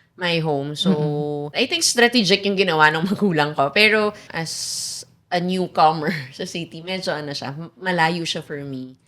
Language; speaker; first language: Filipino; native; Filipino